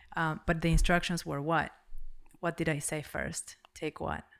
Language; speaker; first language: English; non-native, fluent; Spanish